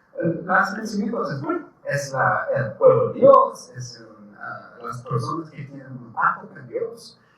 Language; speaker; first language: Spanish; non-native, learner; English